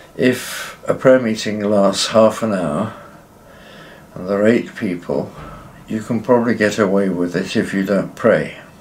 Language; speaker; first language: English; native; English